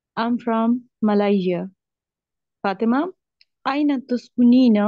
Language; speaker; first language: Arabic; non-native, learner; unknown